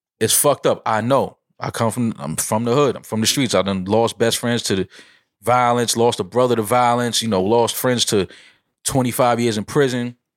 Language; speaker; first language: English; native; English